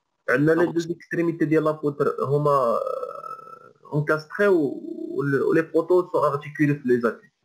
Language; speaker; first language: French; non-native, local second language; Arabic